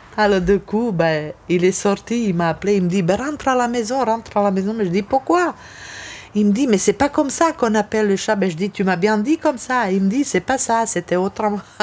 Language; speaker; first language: French; non-native, fluent; Serbian